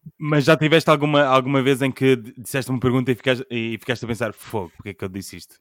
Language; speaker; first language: Portuguese; native; Portuguese